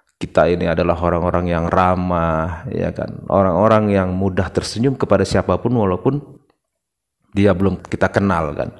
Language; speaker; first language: Indonesian; native; Indonesian